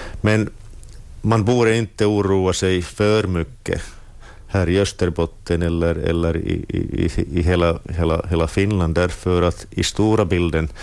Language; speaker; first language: Swedish; non-native, local second language; Finnish